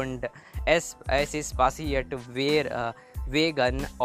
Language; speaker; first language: German; non-native, learner; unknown